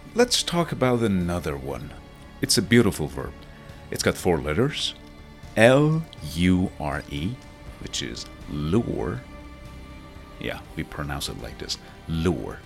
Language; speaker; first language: English; non-native, fluent; Persian